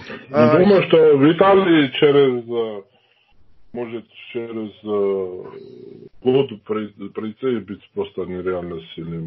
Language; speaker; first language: Russian; non-native, fluent; Georgian